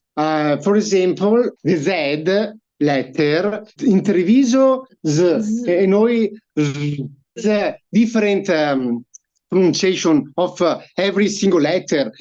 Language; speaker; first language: English; non-native, learner; Italian